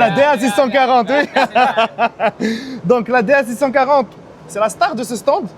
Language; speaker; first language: French; non-native, local second language; Arabic